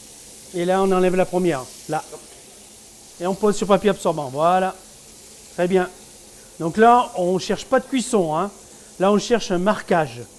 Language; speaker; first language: French; native; French